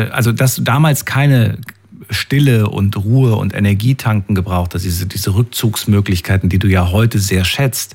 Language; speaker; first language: German; native; German